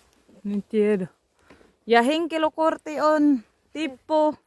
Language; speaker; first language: Finnish; non-native, learner; Filipino